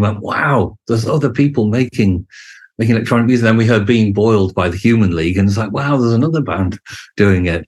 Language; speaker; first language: English; native; English